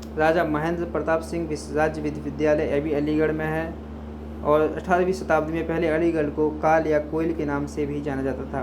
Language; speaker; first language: Hindi; native; Hindi